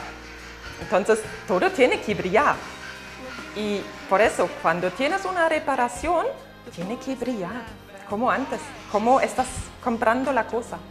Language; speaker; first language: Spanish; non-native, fluent; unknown